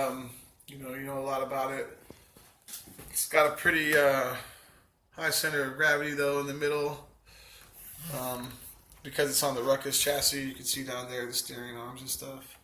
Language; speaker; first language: English; native; English